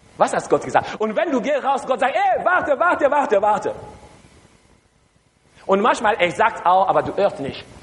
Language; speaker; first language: German; non-native, learner; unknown